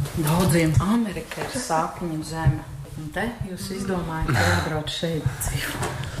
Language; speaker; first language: Latvian; native; Latvian